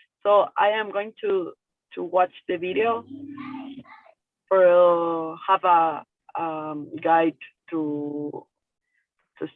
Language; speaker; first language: English; non-native, learner; Spanish